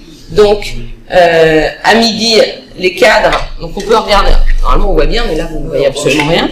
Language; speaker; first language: French; native; French